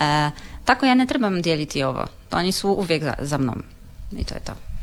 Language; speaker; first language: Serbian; non-native, learner; Polish